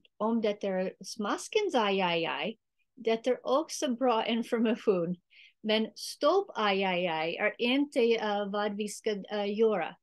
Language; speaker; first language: Swedish; non-native, learner; English